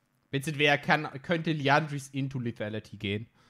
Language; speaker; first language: German; native; German